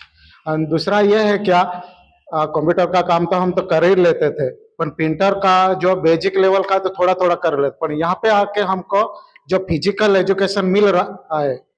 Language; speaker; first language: Hindi; non-native, local second language; Gujarati